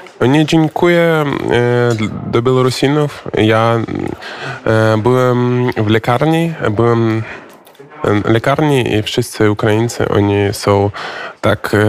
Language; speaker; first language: Polish; non-native, learner; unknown